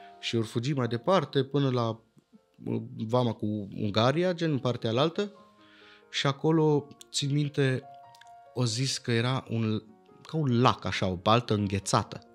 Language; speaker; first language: Romanian; early bilingual, heritage; Romanian